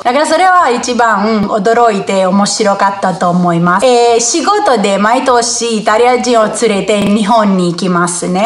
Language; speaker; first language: Japanese; non-native, fluent; Italian